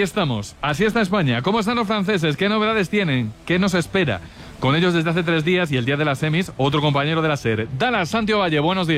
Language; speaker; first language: Spanish; native; Spanish